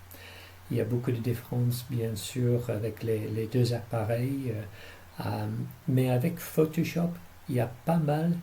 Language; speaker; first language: French; non-native, fluent; English